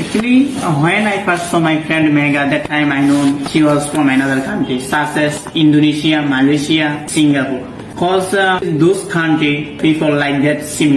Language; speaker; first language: English; non-native, learner; Bangla